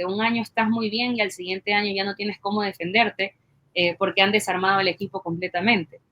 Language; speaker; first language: Spanish; native; Spanish